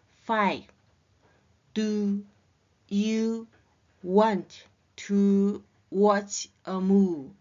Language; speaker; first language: English; non-native, learner; Chinese